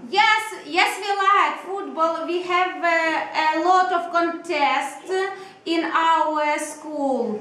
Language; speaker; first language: English; non-native, learner; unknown